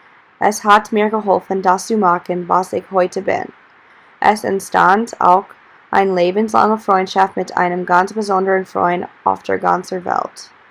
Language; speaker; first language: German; non-native, learner; English